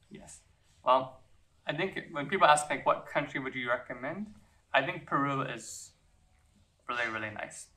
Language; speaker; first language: English; native; English